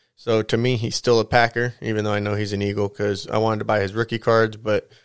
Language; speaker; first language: English; native; English